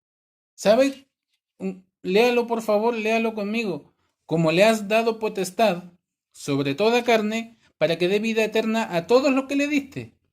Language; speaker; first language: Spanish; native; Spanish